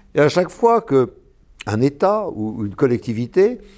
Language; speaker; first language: French; native; French